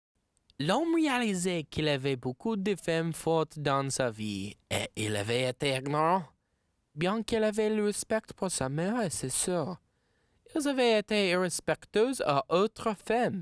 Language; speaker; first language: French; non-native, learner; English